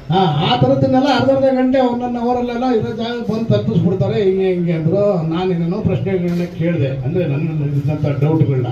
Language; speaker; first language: Kannada; native; Kannada